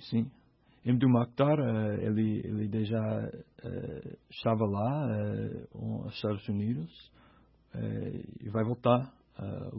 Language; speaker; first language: Portuguese; non-native, learner; English